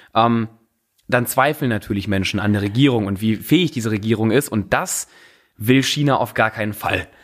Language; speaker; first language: German; native; German